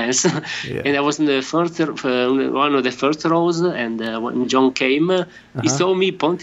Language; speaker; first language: English; non-native, learner; Italian